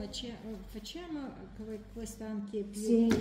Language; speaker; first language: Italian; non-native, learner; Russian